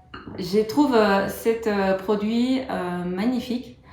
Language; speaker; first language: French; non-native, fluent; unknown